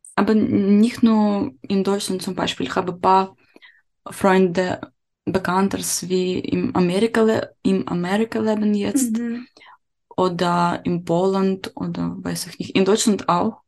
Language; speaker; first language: German; non-native, learner; Ukrainian